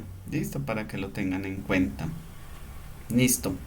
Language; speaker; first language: Spanish; native; Spanish